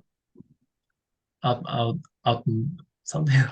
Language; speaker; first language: English; non-native, learner; Turkish